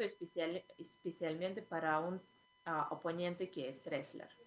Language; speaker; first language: Spanish; non-native, fluent; Russian